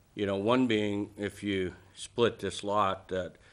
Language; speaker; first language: English; native; English